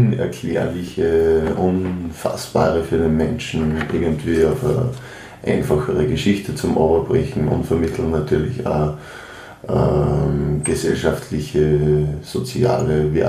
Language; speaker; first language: German; native; German